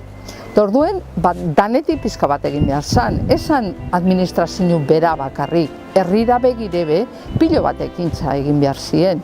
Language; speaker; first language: Basque; native; Basque